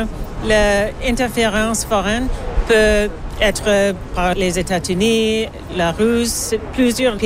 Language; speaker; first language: French; non-native, learner; English